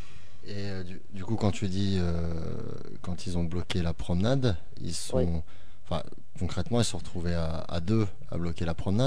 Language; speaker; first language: French; native; French